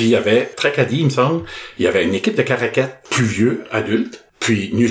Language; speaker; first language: French; native; French